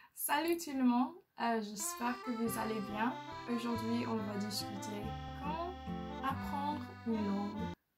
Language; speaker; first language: French; non-native, fluent; English